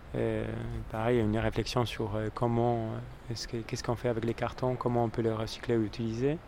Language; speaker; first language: French; non-native, fluent; Polish